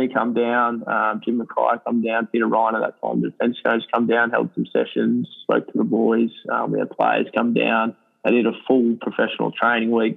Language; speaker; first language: English; native; English